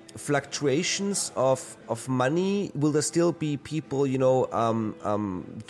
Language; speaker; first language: English; non-native, fluent; German